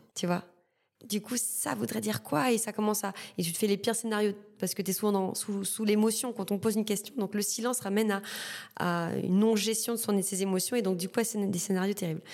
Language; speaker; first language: French; native; French